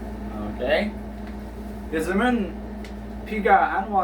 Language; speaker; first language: Korean; non-native, learner; Filipino